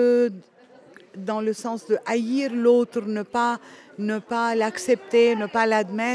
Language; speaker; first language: French; non-native, local second language; Arabic